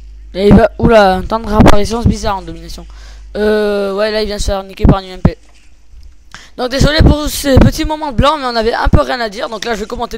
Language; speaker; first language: French; native; French